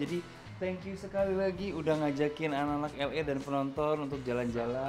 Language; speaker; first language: Indonesian; native; Indonesian